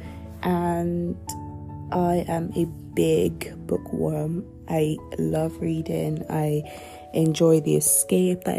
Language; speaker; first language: English; non-native, local second language; Yoruba